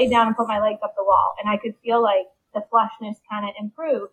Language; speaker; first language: English; native; English